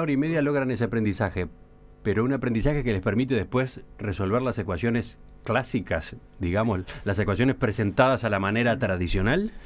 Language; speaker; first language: Spanish; native; Spanish